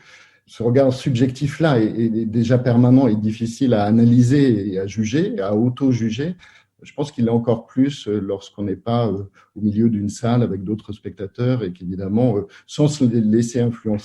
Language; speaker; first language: French; native; French